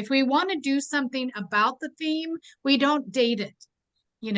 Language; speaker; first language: English; native; English